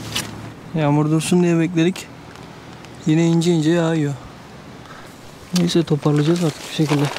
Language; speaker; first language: Turkish; native; Turkish